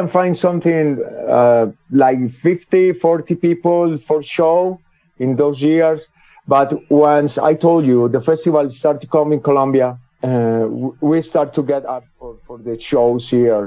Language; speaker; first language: English; non-native, learner; Spanish